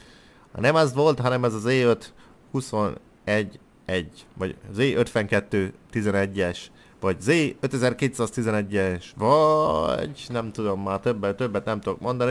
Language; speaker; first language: Hungarian; native; Hungarian